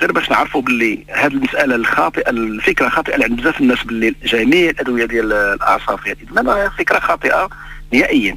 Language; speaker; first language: Arabic; native; Arabic